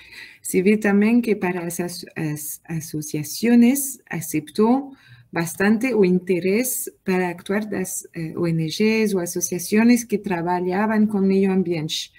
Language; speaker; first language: Portuguese; non-native, learner; French